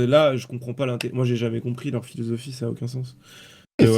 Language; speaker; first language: French; native; French